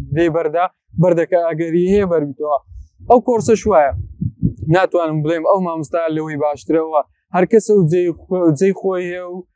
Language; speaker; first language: Central Kurdish; native; Central Kurdish